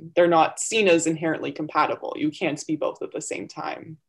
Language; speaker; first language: English; early bilingual, other home language; Armenian